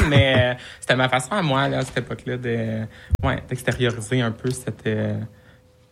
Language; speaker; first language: French; native; French